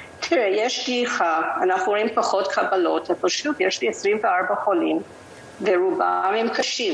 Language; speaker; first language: Hebrew; non-native, fluent; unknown